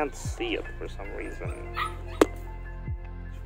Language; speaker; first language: English; non-native, local second language; Filipino